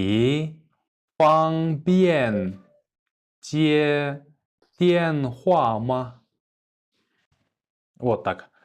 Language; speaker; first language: Chinese; non-native, fluent; Kyrgyz